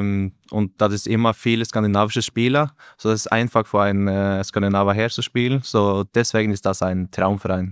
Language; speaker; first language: German; non-native, learner; Norwegian